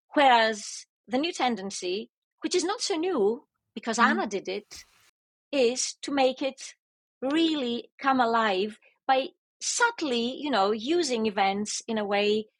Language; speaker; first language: English; non-native, fluent; Greek